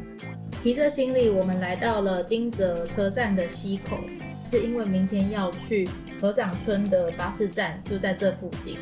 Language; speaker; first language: Chinese; native; Chinese